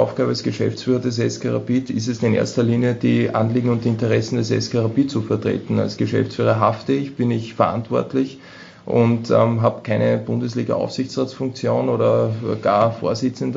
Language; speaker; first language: German; native; German